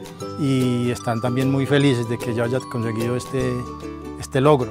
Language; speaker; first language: Spanish; native; Spanish